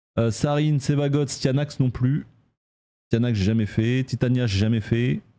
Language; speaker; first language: French; native; French